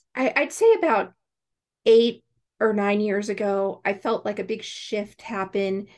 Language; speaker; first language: English; native; English